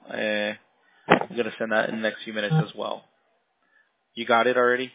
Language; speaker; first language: English; early bilingual, other home language; Spanish